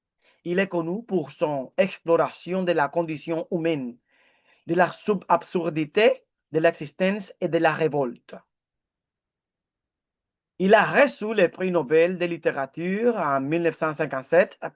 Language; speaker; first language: French; non-native, learner; Spanish